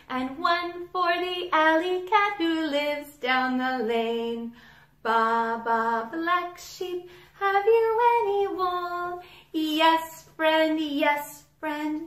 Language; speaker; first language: English; native; English